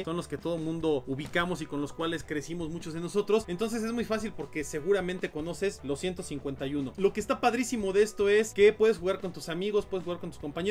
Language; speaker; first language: Spanish; native; Spanish